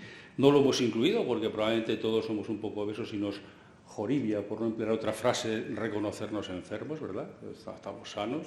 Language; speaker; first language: Spanish; native; Spanish